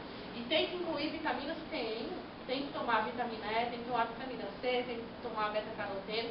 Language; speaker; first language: Portuguese; native; Portuguese